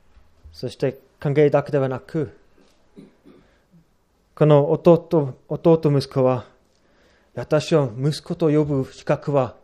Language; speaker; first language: Japanese; non-native, fluent; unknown